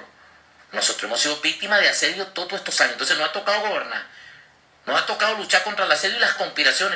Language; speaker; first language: Spanish; native; Spanish